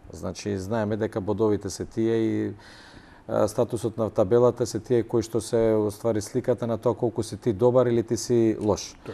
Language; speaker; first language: Macedonian; native; Macedonian